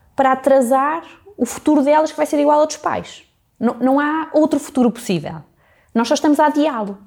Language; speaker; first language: Portuguese; native; Portuguese